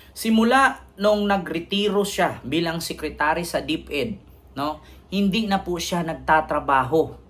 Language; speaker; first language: Filipino; non-native, local second language; Cebuano